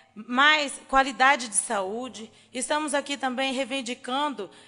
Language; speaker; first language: Portuguese; native; Portuguese